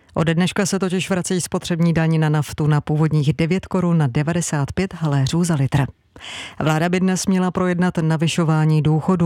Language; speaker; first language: Czech; native; Czech